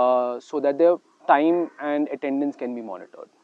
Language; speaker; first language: English; non-native, local second language; Hindi